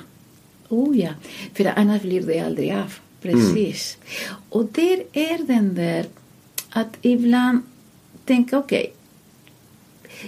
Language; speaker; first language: Swedish; non-native, fluent; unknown